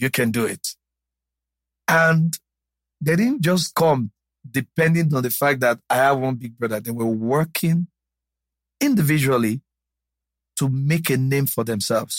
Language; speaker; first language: English; non-native, local second language; Yoruba